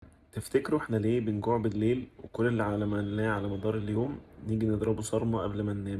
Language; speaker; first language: Arabic; native; Arabic